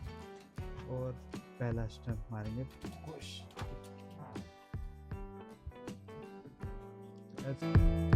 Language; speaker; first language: Hindi; native; Hindi